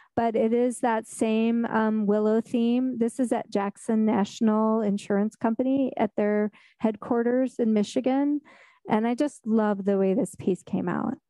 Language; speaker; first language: English; native; English